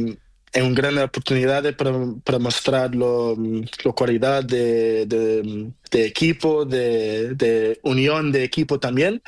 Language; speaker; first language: Spanish; non-native, learner; Portuguese